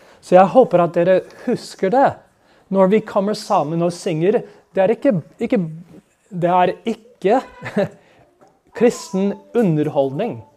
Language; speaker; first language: Norwegian; non-native, fluent; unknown